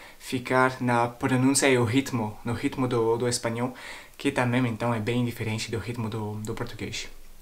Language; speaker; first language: Portuguese; non-native, fluent; French